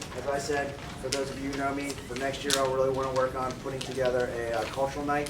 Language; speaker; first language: English; native; English